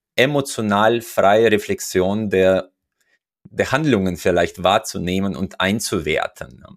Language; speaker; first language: German; non-native, fluent; Russian